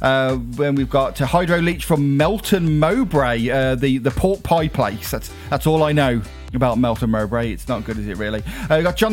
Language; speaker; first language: English; native; English